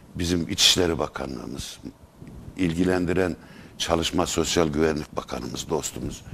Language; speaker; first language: Turkish; native; Turkish